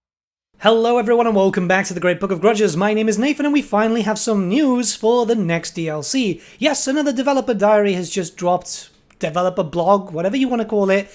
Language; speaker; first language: English; native; English